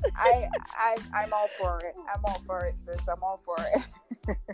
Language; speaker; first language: English; non-native, local second language; Akan